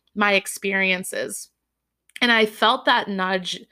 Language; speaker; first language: English; native; English